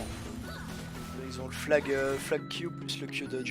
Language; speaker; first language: French; native; French